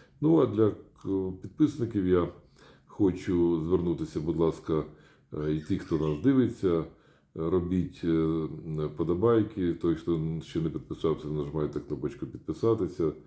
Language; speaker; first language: Ukrainian; native; Ukrainian